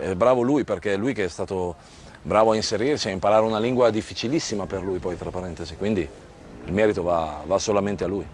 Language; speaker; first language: Italian; native; Italian